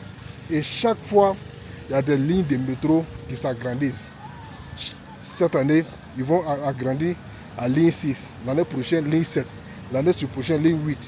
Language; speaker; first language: French; non-native, local second language; Bambara